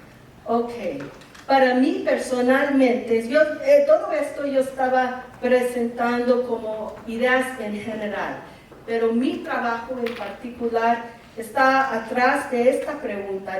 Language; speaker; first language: Spanish; early bilingual, heritage; English